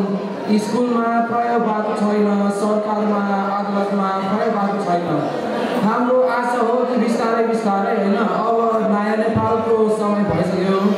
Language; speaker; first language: Nepali; non-native, fluent; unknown